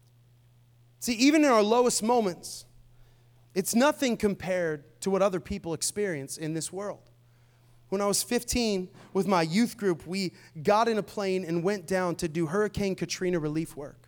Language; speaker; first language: English; native; English